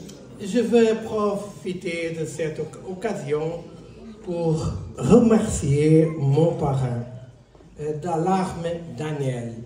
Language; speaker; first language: French; non-native, learner; Portuguese